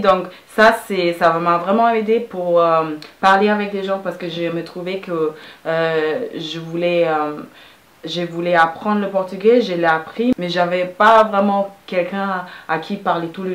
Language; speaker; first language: French; non-native, fluent; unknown